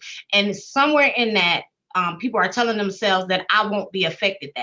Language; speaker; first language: English; native; English